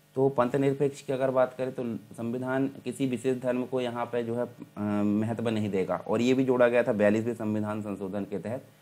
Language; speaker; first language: Hindi; native; Hindi